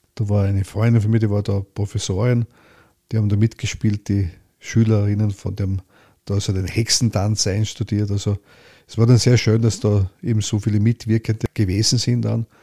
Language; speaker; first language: German; native; German